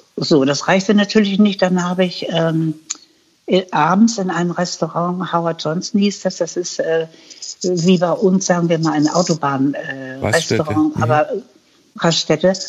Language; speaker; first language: German; native; German